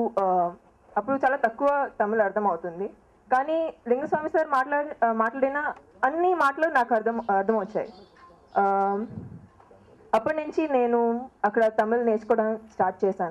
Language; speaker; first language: Telugu; non-native, local second language; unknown